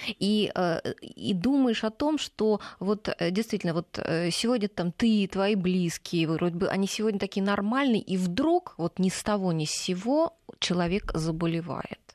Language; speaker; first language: Russian; native; Russian